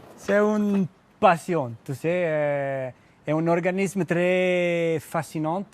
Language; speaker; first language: French; non-native, fluent; Italian